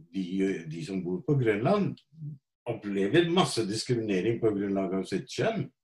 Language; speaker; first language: Norwegian; non-native, fluent; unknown